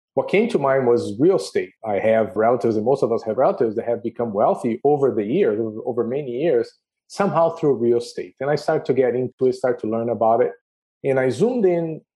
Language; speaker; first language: English; non-native, fluent; Portuguese